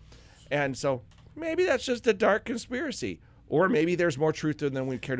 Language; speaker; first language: English; native; English